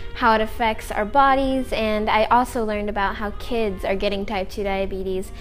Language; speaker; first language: English; native; English